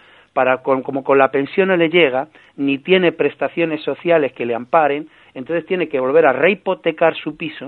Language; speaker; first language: Spanish; native; Spanish